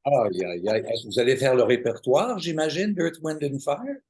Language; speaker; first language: French; native; French